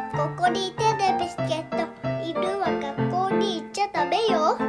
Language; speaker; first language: Japanese; early bilingual, other home language; Uyghur